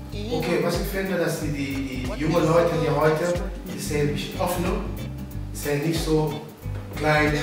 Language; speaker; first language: German; non-native, fluent; Papiamento